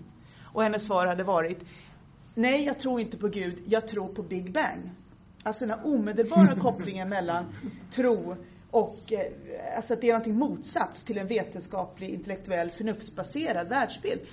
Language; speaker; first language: Swedish; native; Swedish